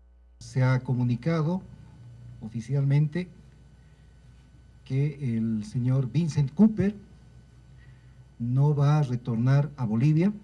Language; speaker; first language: Spanish; native; Spanish